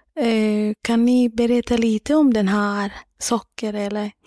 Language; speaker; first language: Swedish; non-native, learner; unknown